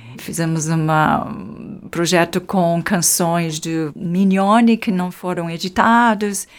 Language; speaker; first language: Portuguese; non-native, fluent; English